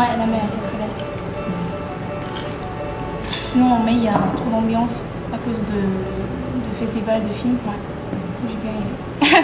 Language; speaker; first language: French; non-native, fluent; Korean